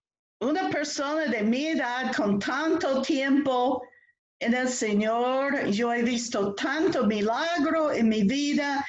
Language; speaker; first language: Spanish; non-native, fluent; English